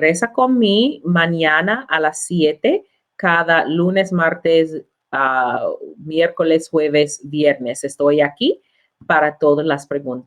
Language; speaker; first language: Spanish; non-native, learner; English